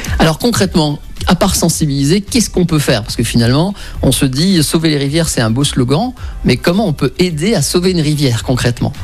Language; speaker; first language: French; native; French